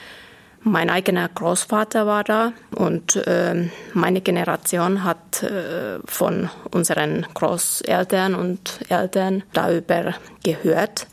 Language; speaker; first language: German; non-native, fluent; Finnish